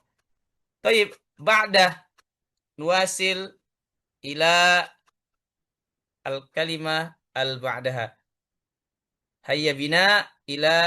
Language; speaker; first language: Arabic; non-native, learner; Indonesian